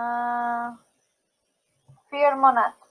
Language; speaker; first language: German; non-native, learner; Indonesian